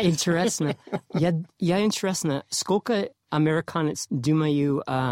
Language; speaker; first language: Russian; non-native, learner; English